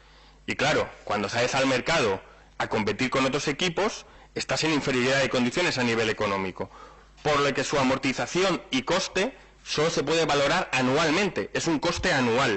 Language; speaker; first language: Spanish; native; Spanish